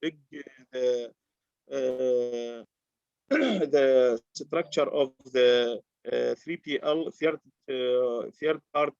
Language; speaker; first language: English; non-native, learner; Arabic